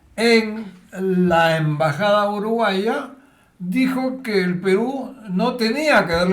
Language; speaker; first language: Spanish; native; Spanish